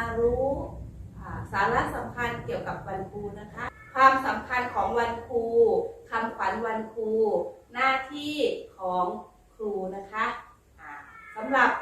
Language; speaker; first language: Thai; native; Thai